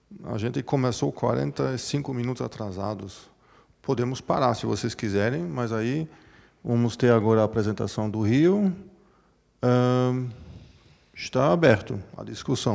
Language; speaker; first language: Portuguese; non-native, fluent; German